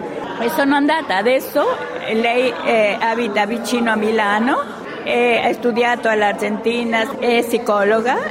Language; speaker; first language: Italian; non-native, fluent; Spanish